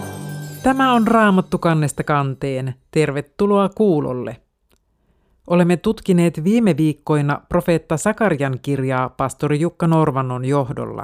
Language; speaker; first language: Finnish; native; Finnish